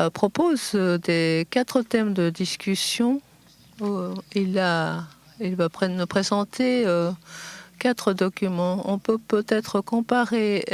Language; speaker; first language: French; non-native, fluent; Japanese